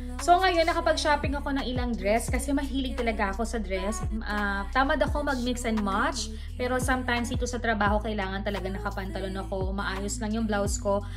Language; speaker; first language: Filipino; native; Filipino